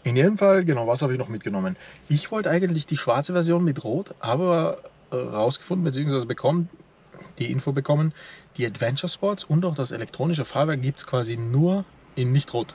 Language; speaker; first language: German; native; German